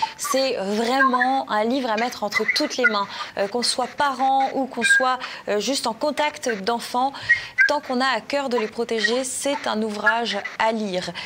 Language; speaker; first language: French; native; French